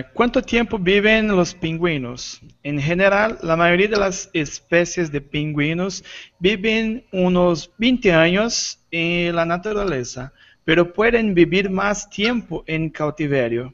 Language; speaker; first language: Spanish; non-native, learner; Portuguese